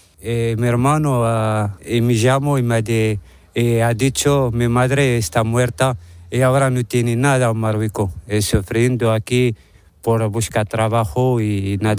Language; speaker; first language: Spanish; non-native, learner; Arabic